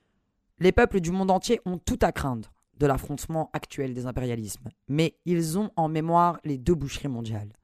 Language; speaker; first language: French; native; French